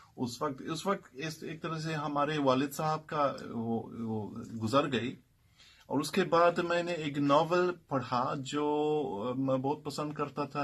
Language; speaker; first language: Urdu; non-native, fluent; German